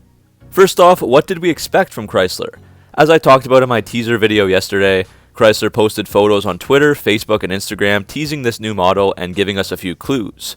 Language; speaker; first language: English; native; English